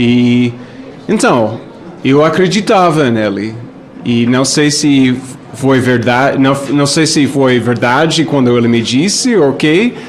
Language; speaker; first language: Portuguese; non-native, fluent; English